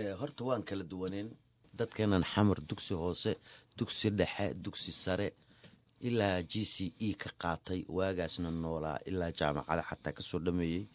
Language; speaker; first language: Somali; native; Somali